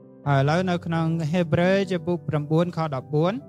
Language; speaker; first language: Khmer; native; Khmer